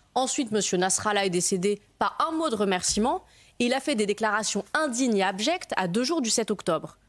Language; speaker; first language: French; native; French